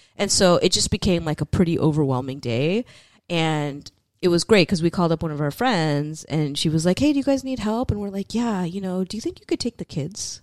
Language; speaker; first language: English; early bilingual, other home language; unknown